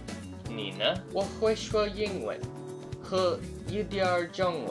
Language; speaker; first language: Chinese; non-native, learner; English